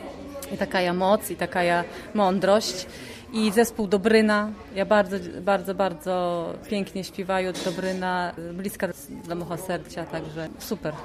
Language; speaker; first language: Polish; non-native, local second language; Ukrainian